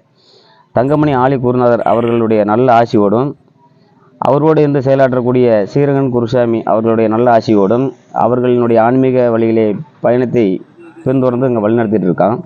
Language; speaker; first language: Tamil; native; Tamil